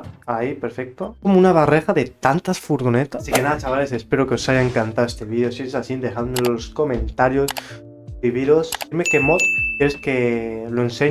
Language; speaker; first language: Spanish; native; Spanish